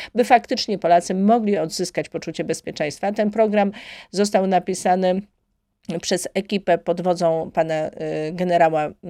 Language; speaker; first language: Polish; native; Polish